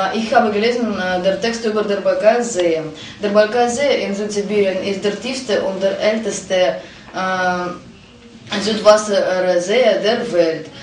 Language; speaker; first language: German; non-native, learner; Russian